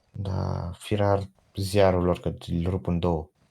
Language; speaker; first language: Romanian; native; Romanian